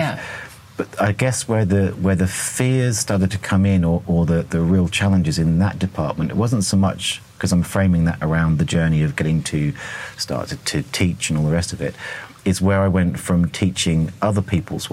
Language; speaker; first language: English; native; English